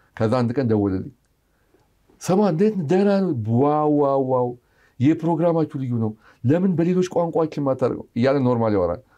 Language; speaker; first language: Amharic; native; Amharic